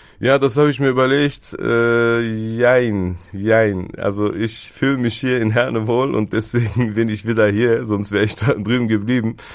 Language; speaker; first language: German; early bilingual, other home language; Turkish